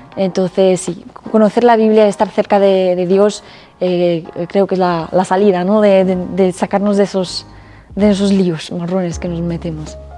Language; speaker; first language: Spanish; early bilingual, other home language; Romanian